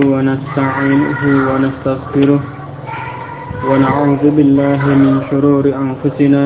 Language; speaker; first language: Arabic; non-native, fluent; Indonesian